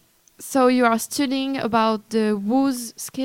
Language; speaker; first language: English; non-native, learner; French